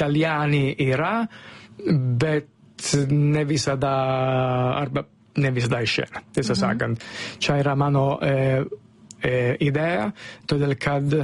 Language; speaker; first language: Lithuanian; non-native, learner; Italian